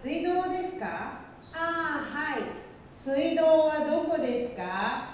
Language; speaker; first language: Japanese; non-native, learner; Indonesian